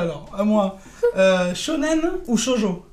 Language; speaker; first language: French; native; French